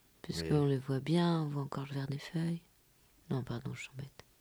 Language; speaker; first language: French; native; French